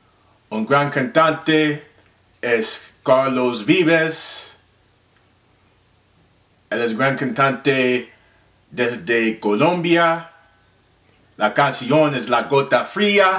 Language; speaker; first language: Spanish; non-native, learner; English